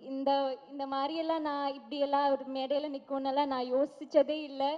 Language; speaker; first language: Tamil; non-native, learner; Malayalam